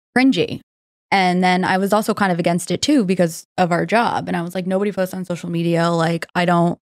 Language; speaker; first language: English; native; English